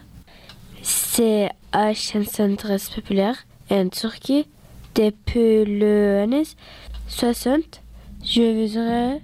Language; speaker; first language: French; early bilingual, other home language; Turkish